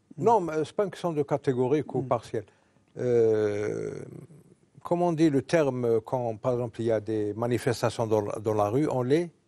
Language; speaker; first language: French; non-native, local second language; Arabic